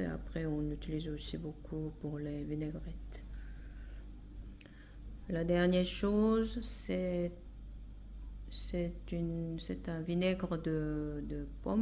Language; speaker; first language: French; non-native, fluent; Korean